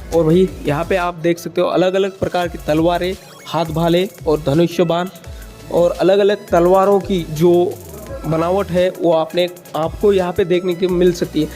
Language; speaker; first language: Hindi; non-native, local second language; Marathi